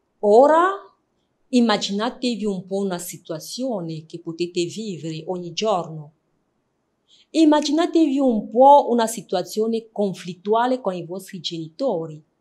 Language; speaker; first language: Italian; non-native, fluent; French